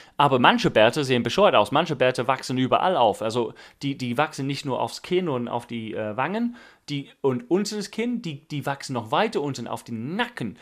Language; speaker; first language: German; non-native, fluent; English